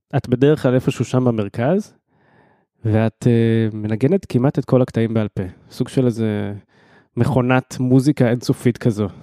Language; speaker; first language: Hebrew; native; Hebrew